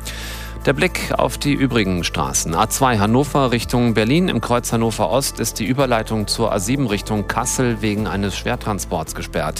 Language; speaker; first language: German; native; German